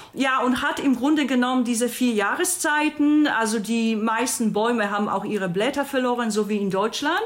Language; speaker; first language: German; non-native, fluent; Polish